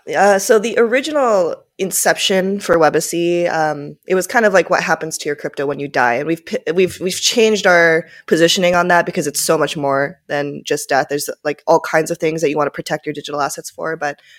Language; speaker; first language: English; early bilingual, other home language; Japanese